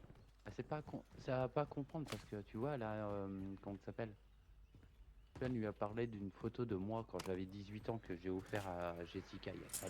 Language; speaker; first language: French; native; French